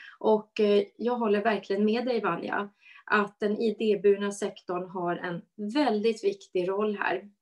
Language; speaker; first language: Swedish; native; Swedish